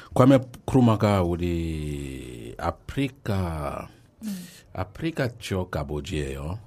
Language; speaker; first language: Korean; non-native, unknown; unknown